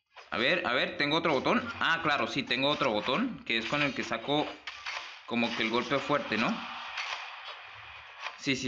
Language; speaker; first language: Spanish; native; Spanish